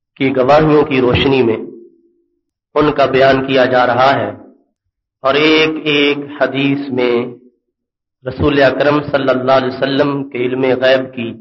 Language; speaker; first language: Urdu; native; Urdu